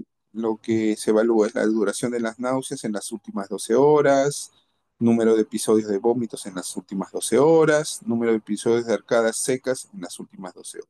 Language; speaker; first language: Spanish; native; Spanish